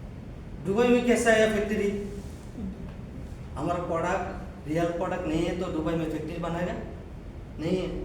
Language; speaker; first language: Hindi; non-native, fluent; Bangla